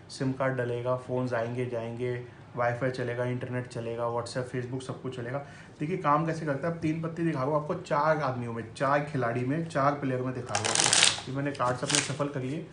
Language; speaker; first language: Hindi; native; Hindi